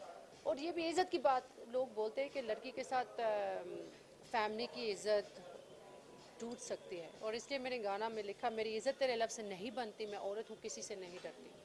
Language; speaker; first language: Hindi; early bilingual, heritage; English